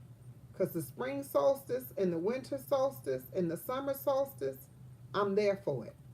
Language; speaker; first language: English; native; English